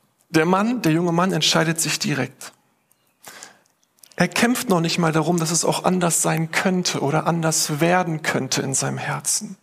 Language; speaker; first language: German; native; German